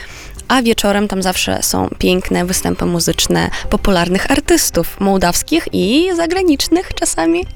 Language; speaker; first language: Polish; non-native, fluent; Romanian